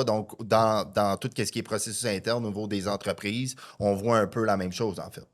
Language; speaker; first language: French; native; French